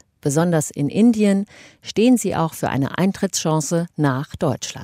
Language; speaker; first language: German; native; German